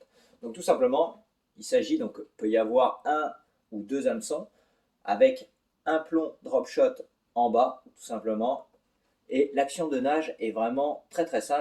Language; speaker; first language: French; native; French